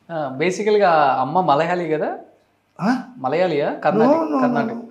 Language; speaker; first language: Telugu; native; Telugu